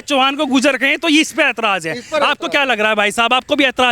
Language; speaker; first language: Hindi; native; Hindi